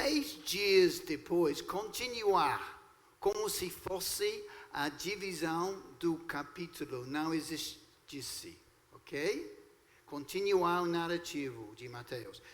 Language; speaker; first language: Portuguese; non-native, fluent; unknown